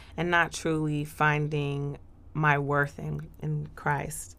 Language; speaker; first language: English; native; English